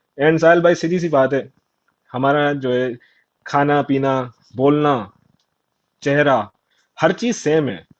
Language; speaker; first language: Urdu; non-native, local second language; Sindhi